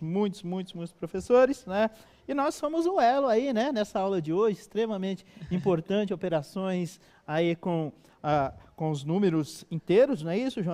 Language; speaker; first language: Portuguese; native; Portuguese